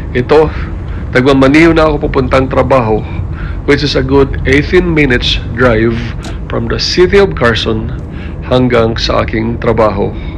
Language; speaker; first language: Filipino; non-native, local second language; Cebuano